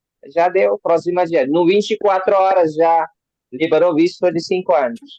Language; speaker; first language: Portuguese; non-native, learner; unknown